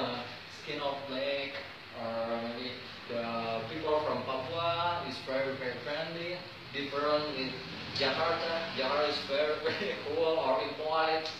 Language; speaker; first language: English; non-native, learner; Indonesian